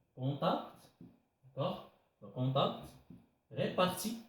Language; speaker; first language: French; non-native, local second language; Arabic